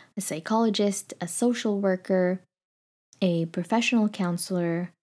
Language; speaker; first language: English; non-native, local second language; Filipino